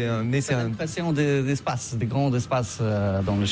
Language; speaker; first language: French; non-native, learner; Polish